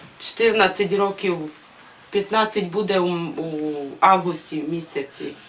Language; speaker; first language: Ukrainian; non-native, local second language; Romany